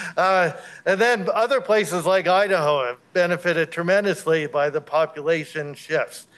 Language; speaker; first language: English; native; English